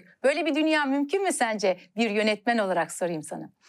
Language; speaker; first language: Turkish; native; Turkish